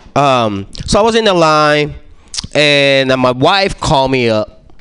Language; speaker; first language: English; non-native, fluent; Japanese